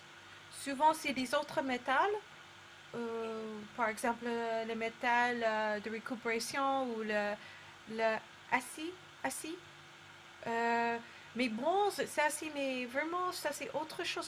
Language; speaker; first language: French; non-native, learner; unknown